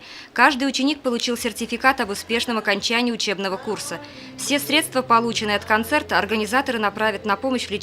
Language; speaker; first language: Russian; native; Russian